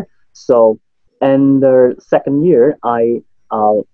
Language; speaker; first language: English; non-native, local second language; Cantonese